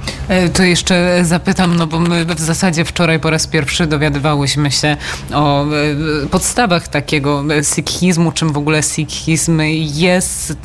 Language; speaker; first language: Polish; native; Polish